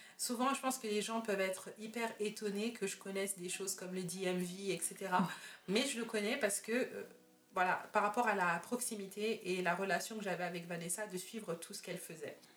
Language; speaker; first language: French; native; French